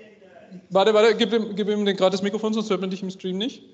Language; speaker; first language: German; native; German